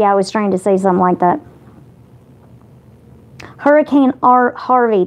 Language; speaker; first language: English; native; English